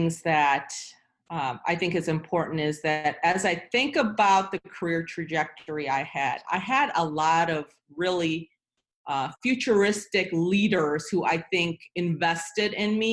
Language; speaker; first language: English; early bilingual, other home language; Korean